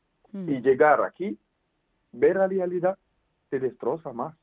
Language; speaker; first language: Spanish; non-native, fluent; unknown